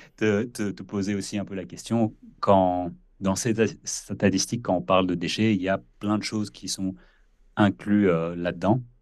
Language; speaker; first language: French; native; French